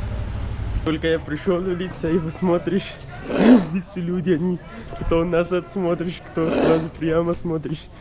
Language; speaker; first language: Russian; non-native, learner; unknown